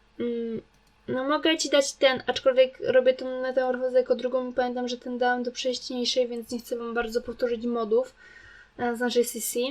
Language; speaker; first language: Polish; native; Polish